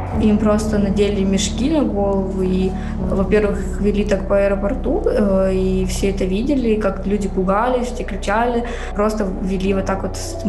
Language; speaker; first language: Russian; native; Russian